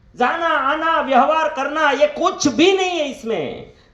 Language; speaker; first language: Hindi; non-native, local second language; Gujarati